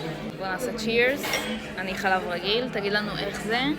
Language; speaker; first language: Hebrew; native; Hebrew